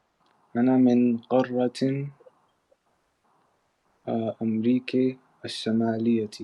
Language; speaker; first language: Arabic; non-native, learner; English